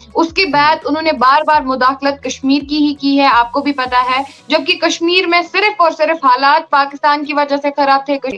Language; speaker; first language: Hindi; non-native, local second language; Kashmiri